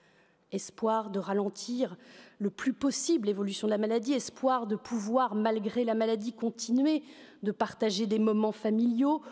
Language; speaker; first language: French; native; French